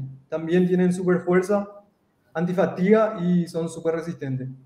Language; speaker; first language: Spanish; native; Spanish